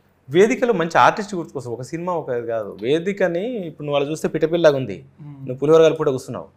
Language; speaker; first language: Telugu; native; Telugu